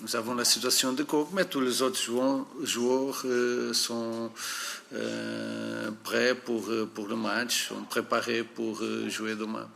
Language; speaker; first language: French; non-native, fluent; Portuguese